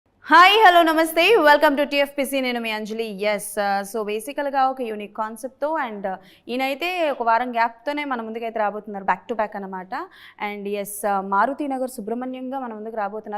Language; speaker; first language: Telugu; native; Telugu